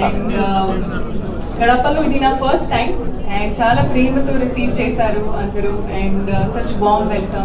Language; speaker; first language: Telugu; non-native, learner; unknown